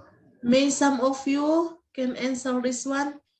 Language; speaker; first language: English; non-native, learner; Indonesian